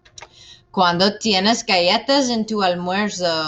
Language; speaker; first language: Spanish; non-native, fluent; English